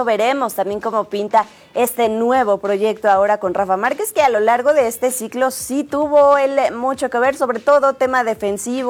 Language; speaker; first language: Spanish; native; Spanish